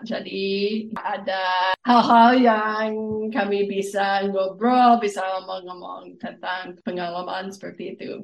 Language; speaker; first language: Indonesian; non-native, fluent; English